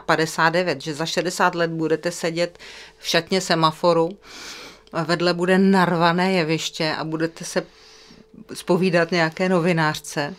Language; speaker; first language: Czech; native; Czech